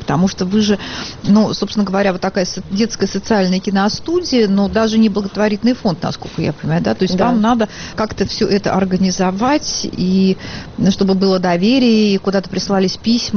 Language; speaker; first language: Russian; native; Russian